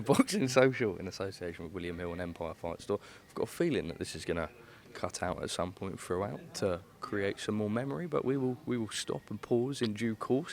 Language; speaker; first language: English; native; English